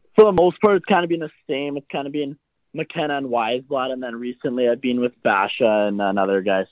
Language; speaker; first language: English; native; English